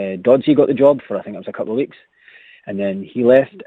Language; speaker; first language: English; native; English